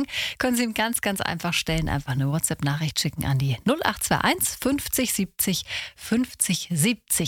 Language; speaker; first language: German; native; German